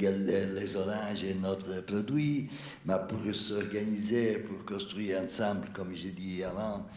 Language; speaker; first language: French; non-native, fluent; Italian